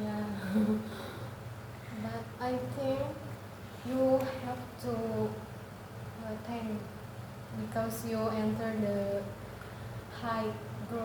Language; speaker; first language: English; non-native, learner; Indonesian